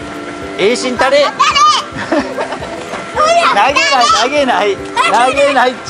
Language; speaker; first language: Japanese; native; Japanese